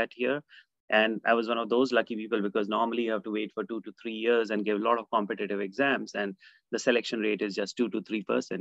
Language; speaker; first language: English; non-native, local second language; Hindi